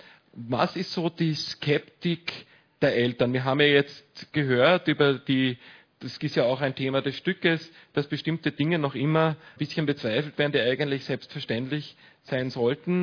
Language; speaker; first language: German; native; German